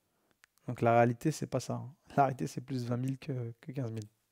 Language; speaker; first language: French; native; French